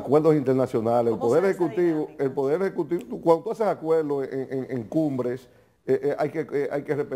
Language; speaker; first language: Spanish; native; Spanish